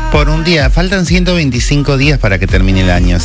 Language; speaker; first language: Spanish; native; Spanish